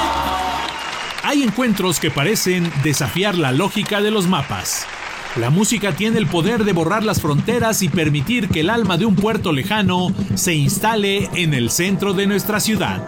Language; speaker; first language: Spanish; native; Spanish